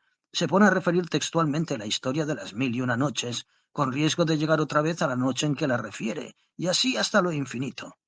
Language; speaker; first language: Spanish; native; Spanish